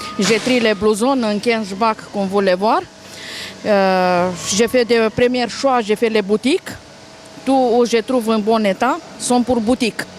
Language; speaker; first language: French; non-native, learner; Romanian